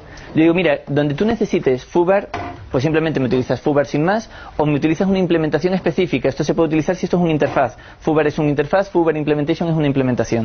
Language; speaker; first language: Spanish; native; Spanish